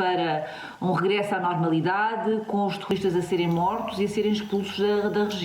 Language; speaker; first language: Portuguese; native; Portuguese